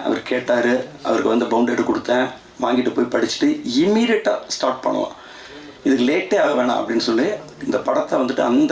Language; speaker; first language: Tamil; native; Tamil